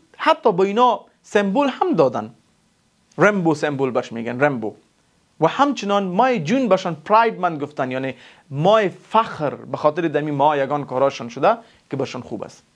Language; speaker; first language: Persian; non-native, local second language; Pashto